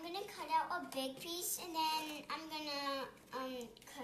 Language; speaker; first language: English; native; English